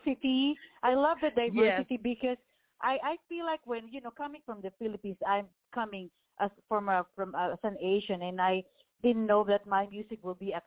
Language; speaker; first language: English; non-native, local second language; Filipino